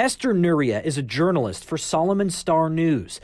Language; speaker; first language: English; native; English